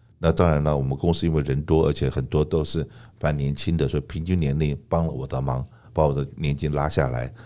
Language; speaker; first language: Chinese; native; Chinese